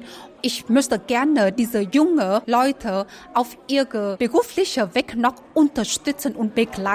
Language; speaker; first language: German; non-native, fluent; Vietnamese